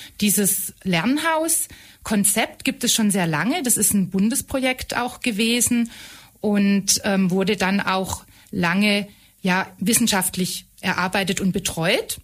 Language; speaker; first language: German; native; German